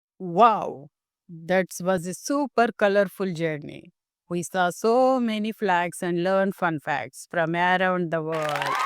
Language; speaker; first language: English; non-native, local second language; Telugu